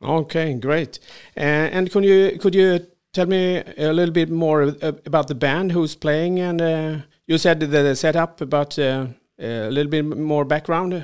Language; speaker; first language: English; non-native, fluent; Swedish